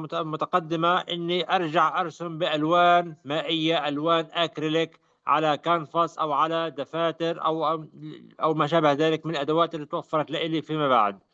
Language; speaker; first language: Arabic; native; Arabic